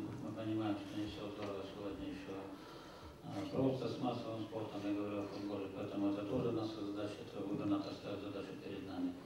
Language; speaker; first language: Russian; native; Russian